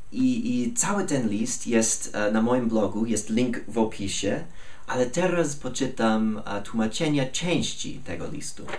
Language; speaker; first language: Polish; non-native, fluent; English